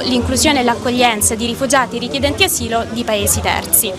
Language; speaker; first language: Italian; native; Italian